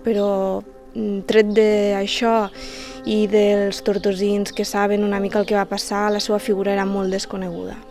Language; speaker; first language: Catalan; native; Catalan